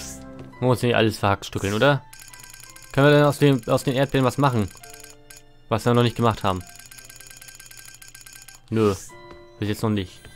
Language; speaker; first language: German; native; German